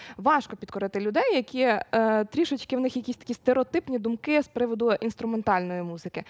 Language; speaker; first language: Ukrainian; native; Ukrainian